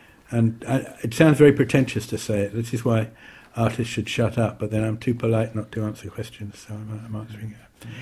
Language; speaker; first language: English; native; English